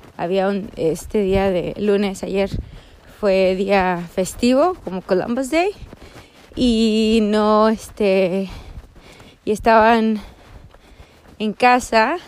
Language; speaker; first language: Spanish; native; Spanish